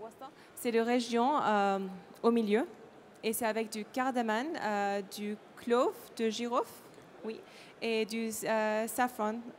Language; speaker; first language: French; non-native, learner; Arabic